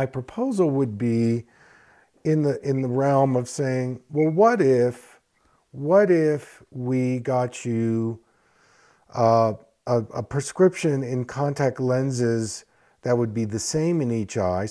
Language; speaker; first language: English; native; English